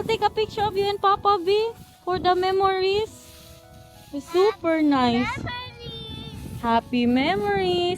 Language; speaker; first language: English; non-native, local second language; Filipino